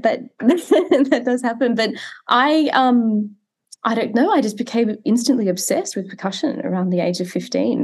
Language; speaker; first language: English; native; English